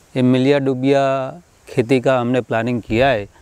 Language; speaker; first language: Hindi; non-native, local second language; Gujarati